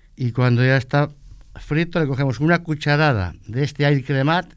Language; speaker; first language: Spanish; non-native, local second language; Catalan